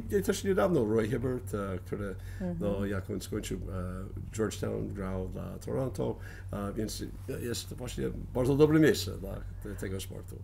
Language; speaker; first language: Polish; non-native, fluent; English